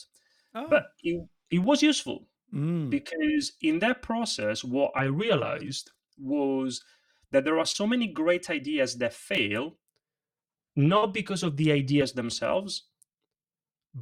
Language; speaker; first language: English; non-native, fluent; Italian